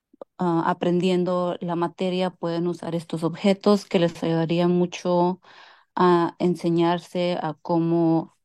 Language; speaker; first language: Spanish; early bilingual, heritage; Spanish